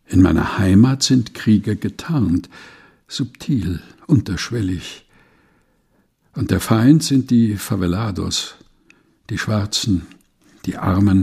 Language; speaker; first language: German; non-native, fluent; Portuguese